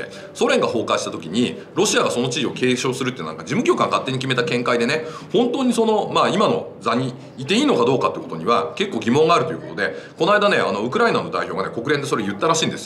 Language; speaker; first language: Japanese; native; Japanese